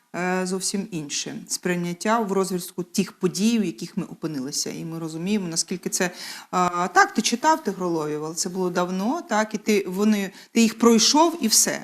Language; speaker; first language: Ukrainian; native; Ukrainian